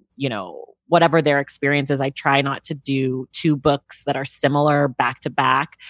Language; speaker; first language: English; native; English